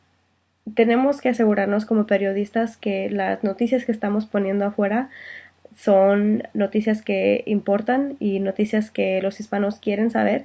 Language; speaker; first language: Spanish; early bilingual, heritage; Spanish